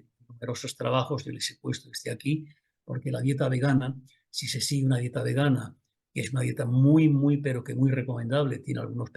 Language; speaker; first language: Spanish; native; Spanish